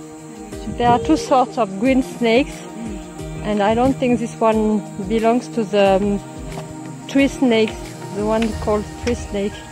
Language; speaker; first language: English; non-native, learner; French